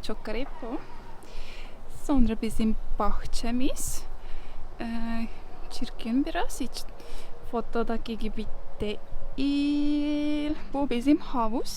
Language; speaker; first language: Turkish; non-native, learner; Estonian